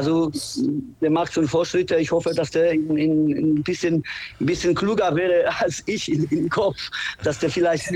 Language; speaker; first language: German; non-native, fluent; Polish